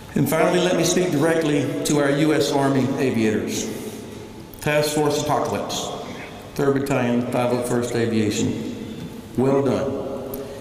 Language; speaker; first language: English; native; English